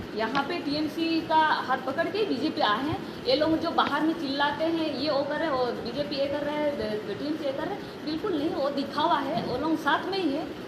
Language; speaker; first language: Hindi; non-native, local second language; Santali